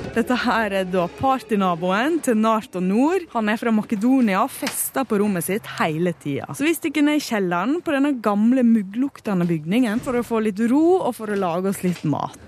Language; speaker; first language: Norwegian; native; Norwegian